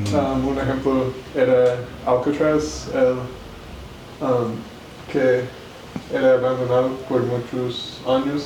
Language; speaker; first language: Spanish; non-native, learner; English